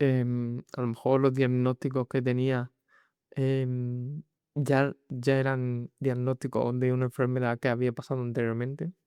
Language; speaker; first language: Spanish; native; Spanish